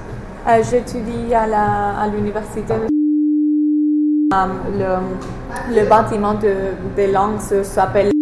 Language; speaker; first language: French; non-native, fluent; English